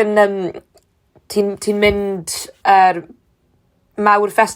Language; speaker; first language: Welsh; non-native, learner; English